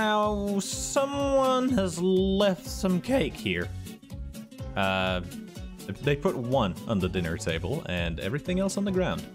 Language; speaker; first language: English; native; English